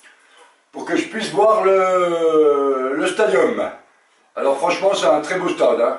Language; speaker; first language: French; native; French